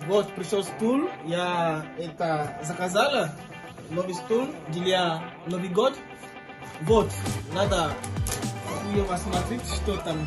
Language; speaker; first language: Russian; non-native, learner; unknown